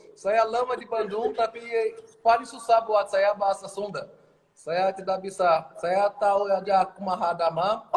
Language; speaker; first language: Indonesian; non-native, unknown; Portuguese